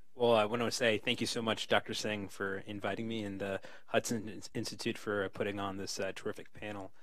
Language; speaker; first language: English; native; English